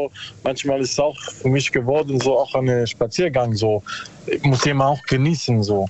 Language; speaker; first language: German; non-native, learner; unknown